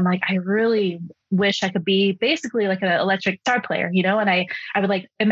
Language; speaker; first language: English; early bilingual, other home language; Chinese